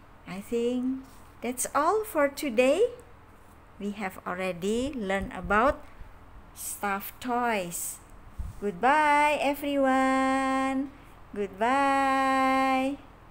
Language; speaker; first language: English; non-native, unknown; Indonesian